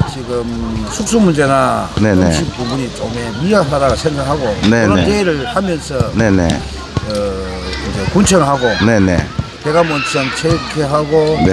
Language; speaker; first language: Korean; native; Korean